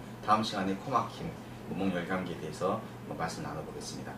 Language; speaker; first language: Korean; native; Korean